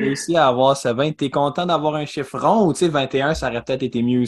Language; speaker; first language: French; native; French